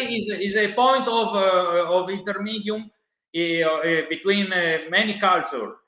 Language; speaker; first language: English; non-native, learner; Italian